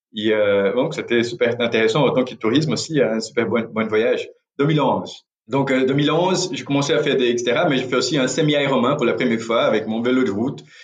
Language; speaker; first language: French; non-native, fluent; Portuguese